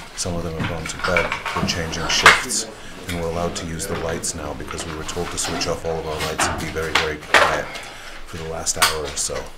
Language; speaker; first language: English; native; English